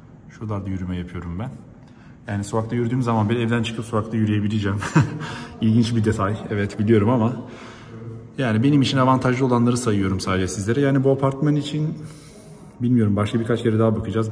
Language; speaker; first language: Turkish; native; Turkish